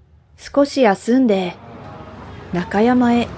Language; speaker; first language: Japanese; native; Japanese